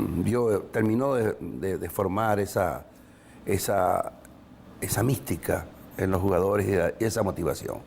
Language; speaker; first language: Spanish; native; Spanish